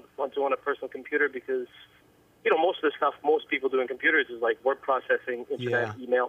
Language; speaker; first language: English; native; English